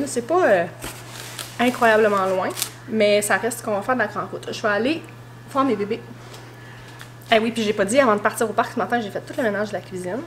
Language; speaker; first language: French; native; French